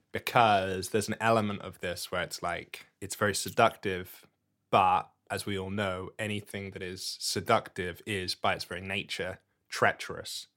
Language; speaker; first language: English; native; English